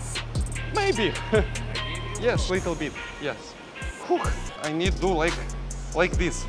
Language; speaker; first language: English; non-native, learner; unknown